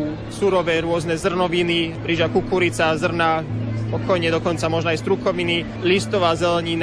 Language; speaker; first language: Slovak; native; Slovak